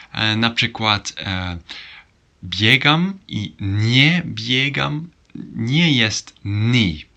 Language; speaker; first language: Polish; non-native, learner; Dutch